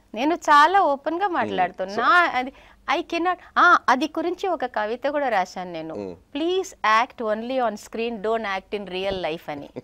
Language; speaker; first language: Telugu; non-native, local second language; Tamil